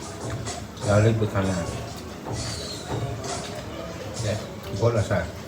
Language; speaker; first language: Hindi; non-native, local second language; Manipuri